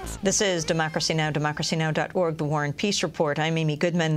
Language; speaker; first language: English; native; English